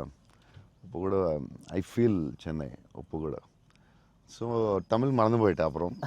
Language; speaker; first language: Tamil; non-native, local second language; Telugu